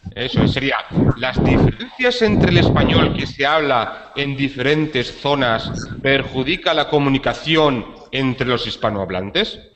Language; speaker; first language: Spanish; native; Spanish